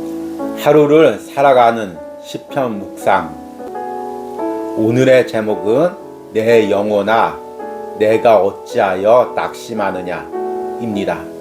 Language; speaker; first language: Korean; native; Korean